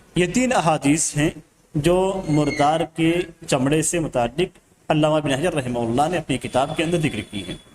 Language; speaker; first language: Urdu; native; Urdu